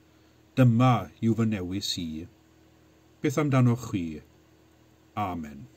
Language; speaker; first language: Welsh; native; Welsh